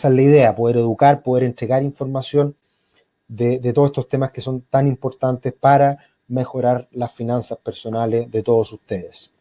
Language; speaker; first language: Spanish; native; Spanish